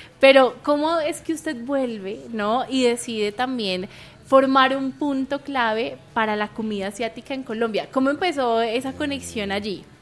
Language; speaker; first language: Spanish; native; Spanish